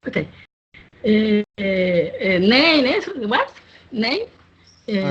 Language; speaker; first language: English; non-native, learner; Spanish